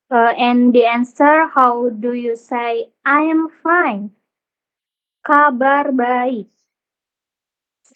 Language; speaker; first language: English; non-native, learner; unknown